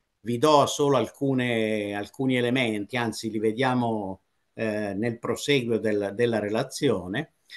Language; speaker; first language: Italian; native; Italian